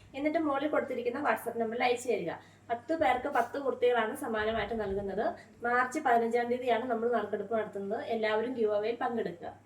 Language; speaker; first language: Malayalam; native; Malayalam